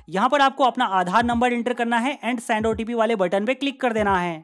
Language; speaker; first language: Hindi; native; Hindi